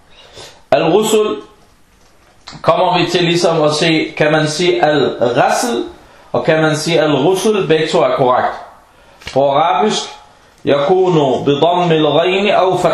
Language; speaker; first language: Danish; non-native, fluent; Arabic